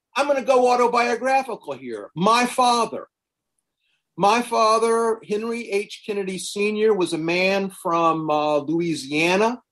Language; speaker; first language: English; native; English